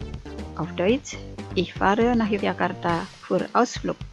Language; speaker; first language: German; non-native, fluent; Indonesian